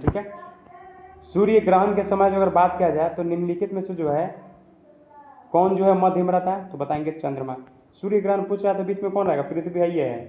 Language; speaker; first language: Hindi; native; Hindi